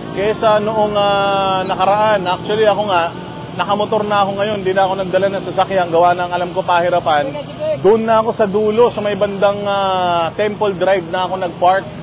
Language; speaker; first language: Filipino; native; Filipino